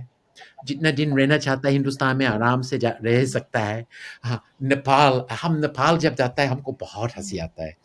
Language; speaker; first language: Hindi; non-native, fluent; English